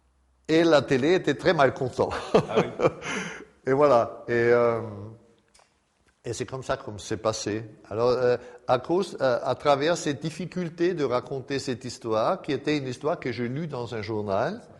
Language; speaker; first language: French; non-native, fluent; German